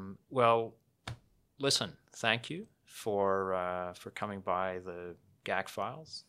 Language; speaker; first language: English; native; English